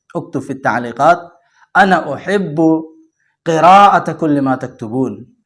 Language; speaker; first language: Arabic; non-native, fluent; Urdu